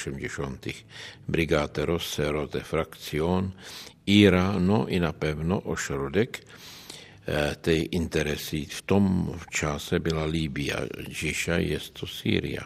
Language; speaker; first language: Polish; non-native, learner; Czech